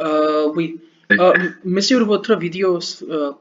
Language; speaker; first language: French; non-native, learner; Hindi